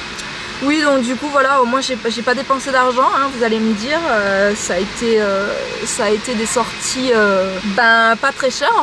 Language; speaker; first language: French; native; French